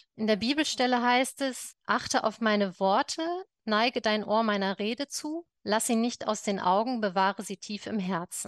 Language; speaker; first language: German; native; German